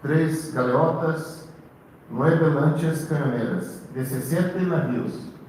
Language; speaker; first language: Spanish; non-native, learner; Portuguese